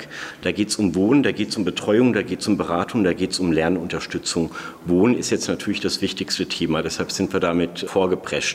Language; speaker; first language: German; native; German